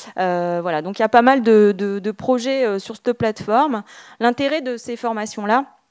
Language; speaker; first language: French; native; French